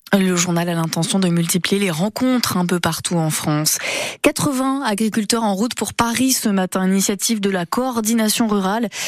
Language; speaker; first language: French; native; French